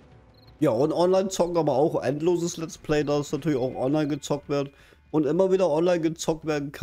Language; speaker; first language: German; native; German